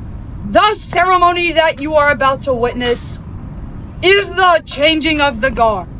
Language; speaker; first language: English; native; English